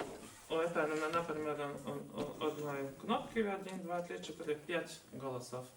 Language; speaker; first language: Russian; non-native, local second language; Latvian